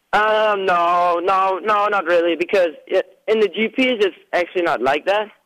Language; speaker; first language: English; non-native, fluent; German